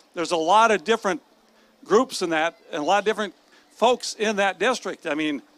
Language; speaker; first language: English; native; English